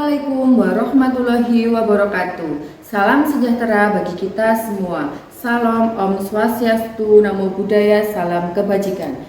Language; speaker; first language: Malay; native; Malay